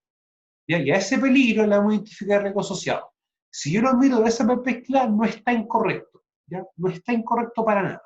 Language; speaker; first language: Spanish; native; Spanish